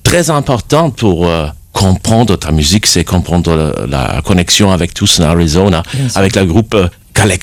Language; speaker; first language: French; non-native, fluent; German